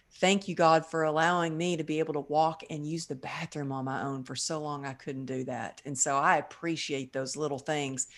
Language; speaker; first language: English; native; English